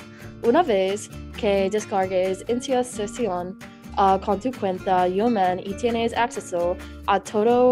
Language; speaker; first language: Spanish; non-native, learner; English